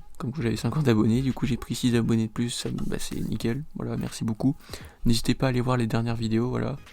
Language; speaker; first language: French; native; French